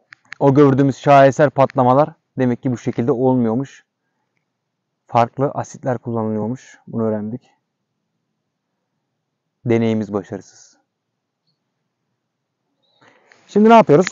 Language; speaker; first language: Turkish; native; Turkish